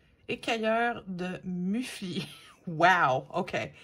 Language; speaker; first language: French; native; French